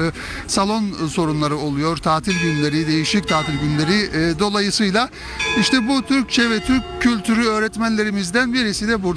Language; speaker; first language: Turkish; native; Turkish